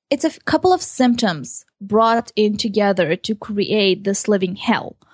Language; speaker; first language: English; early bilingual, other home language; Hebrew